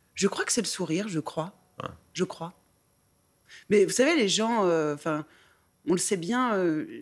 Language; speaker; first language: French; native; French